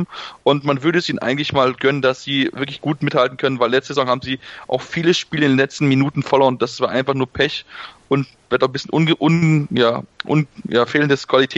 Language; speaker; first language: German; native; German